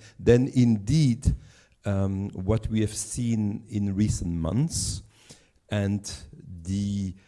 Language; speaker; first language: English; non-native, fluent; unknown